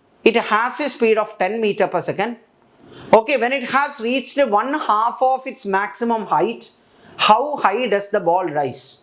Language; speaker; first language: English; non-native, local second language; Malayalam